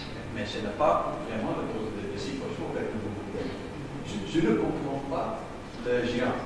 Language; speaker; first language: French; non-native, learner; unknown